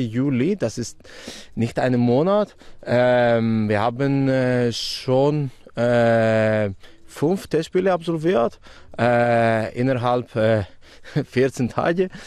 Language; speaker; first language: German; non-native, fluent; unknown